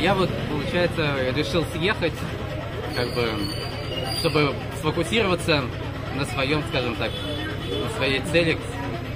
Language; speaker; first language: Russian; native; Russian